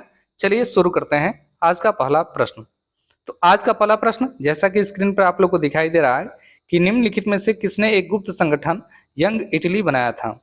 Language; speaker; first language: Hindi; native; Hindi